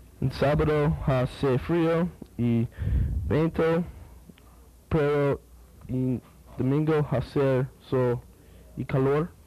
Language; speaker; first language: Spanish; non-native, learner; English